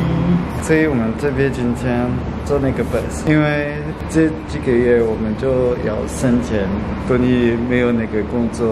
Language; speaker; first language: Chinese; non-native, learner; French